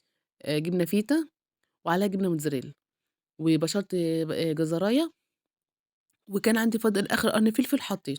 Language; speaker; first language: Arabic; native; Arabic